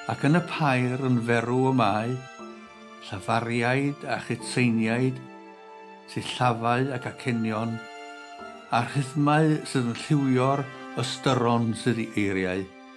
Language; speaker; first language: Welsh; native; Welsh